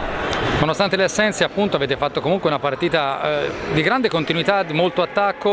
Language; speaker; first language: Italian; native; Italian